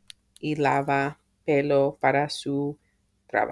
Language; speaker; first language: Spanish; non-native, fluent; English